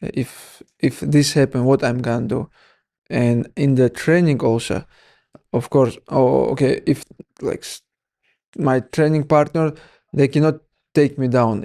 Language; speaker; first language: English; non-native, learner; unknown